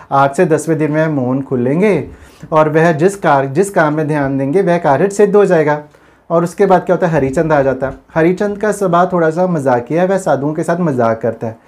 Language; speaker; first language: Hindi; non-native, local second language; Punjabi